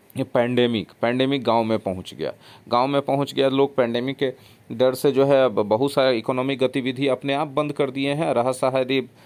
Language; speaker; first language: Hindi; native; Hindi